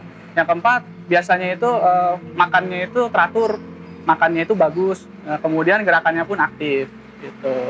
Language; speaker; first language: Indonesian; native; Indonesian